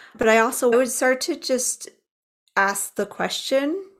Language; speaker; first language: English; native; English